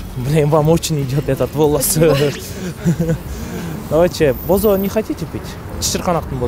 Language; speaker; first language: Russian; non-native, local second language; Kyrgyz